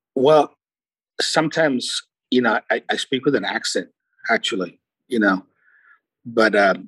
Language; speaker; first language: English; early bilingual, other home language; Portuguese